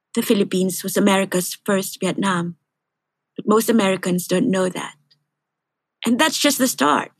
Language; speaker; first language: English; non-native, local second language; Filipino